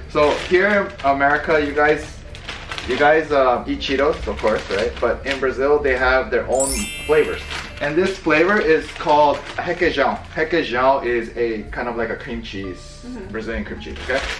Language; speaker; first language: English; native; English